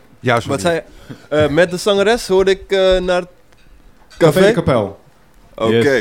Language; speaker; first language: Dutch; native; Dutch